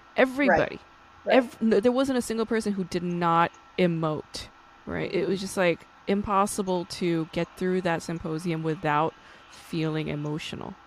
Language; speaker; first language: English; non-native, fluent; Korean